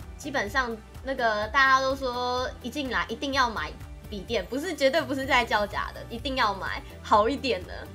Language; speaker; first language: Chinese; native; Chinese